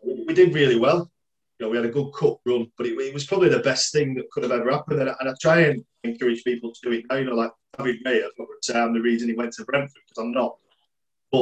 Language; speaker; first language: English; native; English